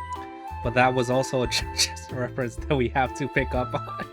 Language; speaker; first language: English; native; English